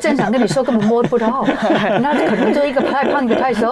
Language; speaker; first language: Chinese; native; Chinese